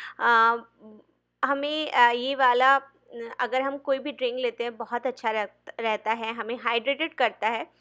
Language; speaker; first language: Hindi; non-native, local second language; Bangla